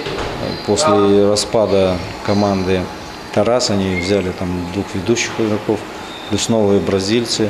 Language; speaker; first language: Russian; native; Russian